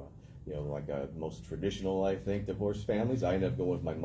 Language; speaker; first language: English; native; English